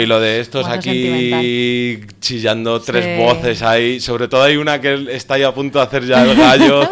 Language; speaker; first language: Spanish; native; Spanish